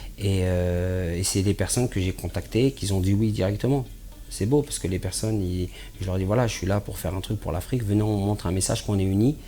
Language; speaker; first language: French; native; French